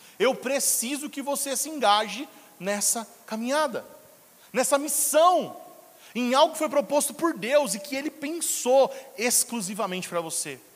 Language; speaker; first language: Portuguese; native; Portuguese